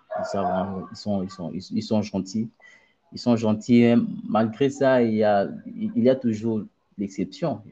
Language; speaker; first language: French; non-native, local second language; Luba-Lulua